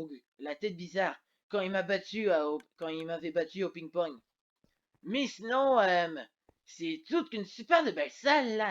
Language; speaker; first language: French; native; French